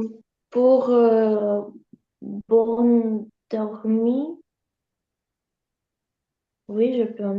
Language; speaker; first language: French; non-native, learner; Russian